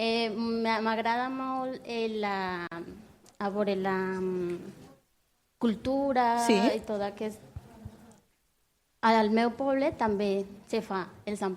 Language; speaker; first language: Catalan; non-native, learner; Spanish